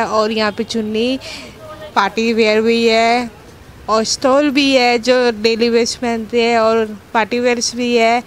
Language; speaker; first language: Hindi; native; Hindi